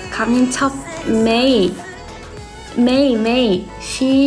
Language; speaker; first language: English; non-native, learner; Korean